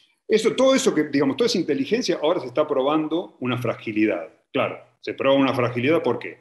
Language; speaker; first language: Spanish; native; Spanish